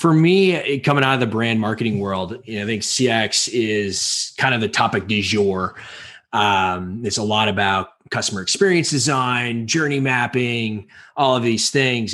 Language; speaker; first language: English; native; English